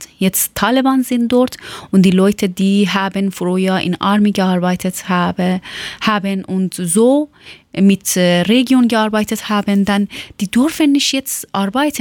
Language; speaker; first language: German; non-native, learner; Persian